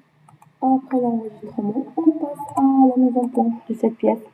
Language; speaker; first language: French; non-native, local second language; Arabic